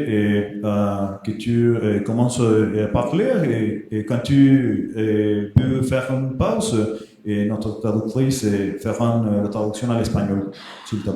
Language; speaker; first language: French; non-native, fluent; Spanish